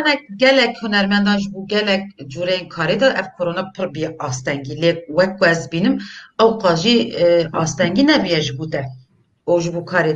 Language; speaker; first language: Kurdish; native; Kurdish